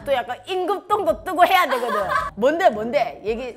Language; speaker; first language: Korean; native; Korean